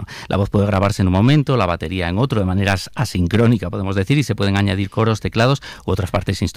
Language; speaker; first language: Spanish; native; Spanish